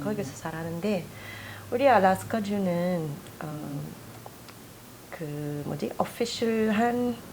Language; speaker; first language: Korean; non-native, fluent; English